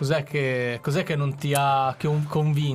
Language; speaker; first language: Italian; native; Italian